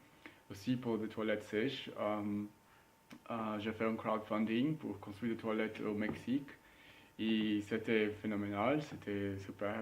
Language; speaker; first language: French; non-native, learner; Spanish